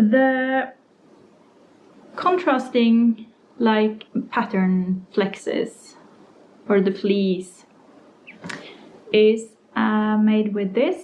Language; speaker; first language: English; non-native, fluent; Norwegian